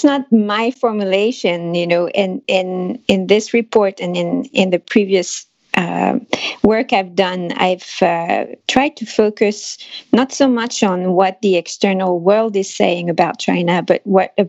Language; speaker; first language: English; non-native, fluent; French